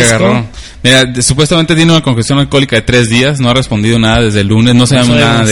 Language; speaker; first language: Spanish; native; Spanish